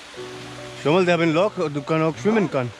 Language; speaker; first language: German; non-native, learner; Hindi